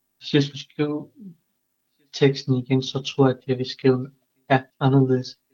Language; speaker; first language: Danish; non-native, fluent; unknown